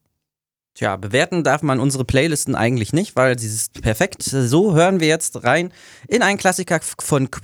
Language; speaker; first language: German; native; German